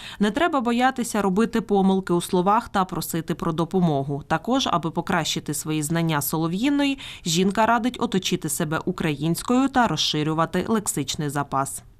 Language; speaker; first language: Ukrainian; native; Ukrainian